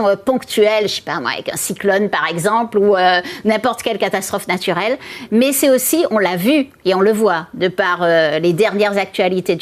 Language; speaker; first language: French; native; French